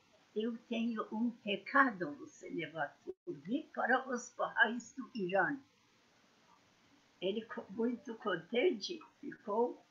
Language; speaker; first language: Portuguese; non-native, learner; Persian